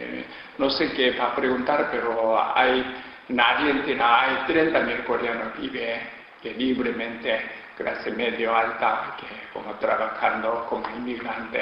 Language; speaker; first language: Spanish; non-native, learner; Korean